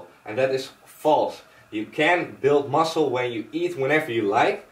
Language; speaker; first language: English; non-native, fluent; Dutch